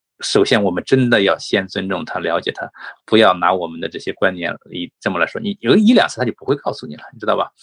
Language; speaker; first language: Chinese; native; Chinese